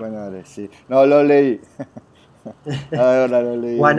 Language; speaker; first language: Spanish; non-native, learner; French